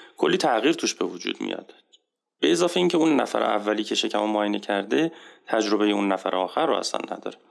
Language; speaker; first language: Persian; native; Persian